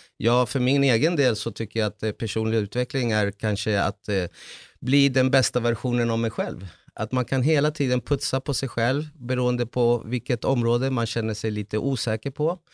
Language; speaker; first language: Swedish; early bilingual, other home language; Spanish